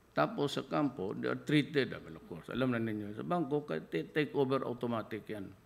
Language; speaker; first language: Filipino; non-native, local second language; Cebuano